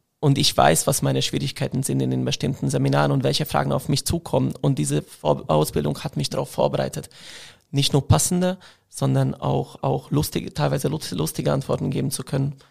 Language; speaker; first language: German; non-native, fluent; Hungarian